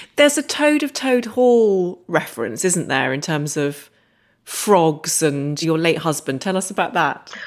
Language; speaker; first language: English; native; English